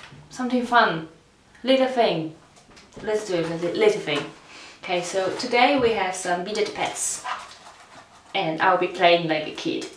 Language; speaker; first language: English; non-native, learner; Polish